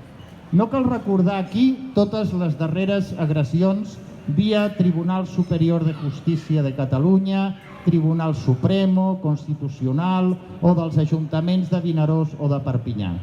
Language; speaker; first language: Catalan; native; Catalan